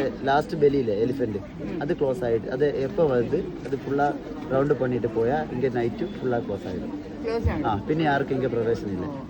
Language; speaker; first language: Tamil; non-native, learner; Malayalam